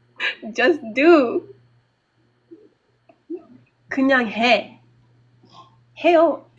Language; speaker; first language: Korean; non-native, learner; English